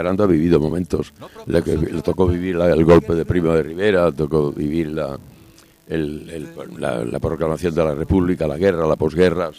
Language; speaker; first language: Spanish; native; Spanish